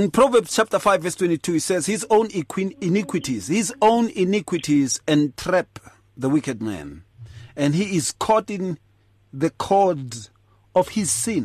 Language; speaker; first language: English; non-native, local second language; Northern Sotho